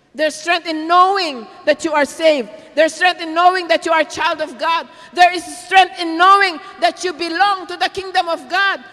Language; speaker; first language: English; non-native, local second language; Filipino